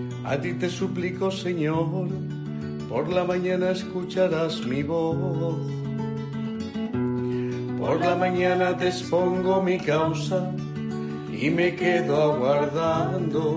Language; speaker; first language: Spanish; native; Spanish